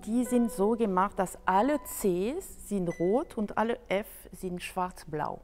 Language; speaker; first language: German; non-native, fluent; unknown